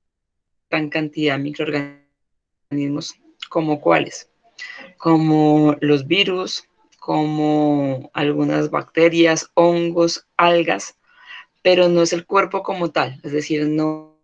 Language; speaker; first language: Spanish; native; Spanish